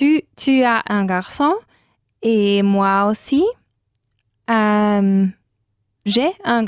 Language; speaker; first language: French; non-native, learner; Spanish